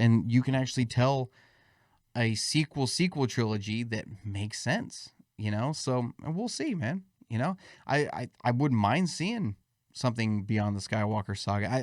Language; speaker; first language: English; native; English